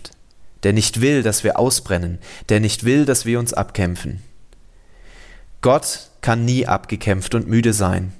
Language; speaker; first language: German; native; German